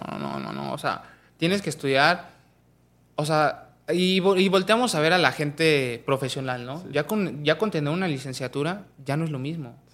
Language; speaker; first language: Spanish; native; Spanish